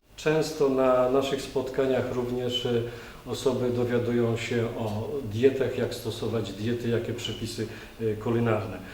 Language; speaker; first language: Polish; native; Polish